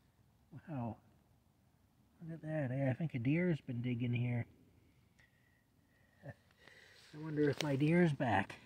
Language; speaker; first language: English; native; English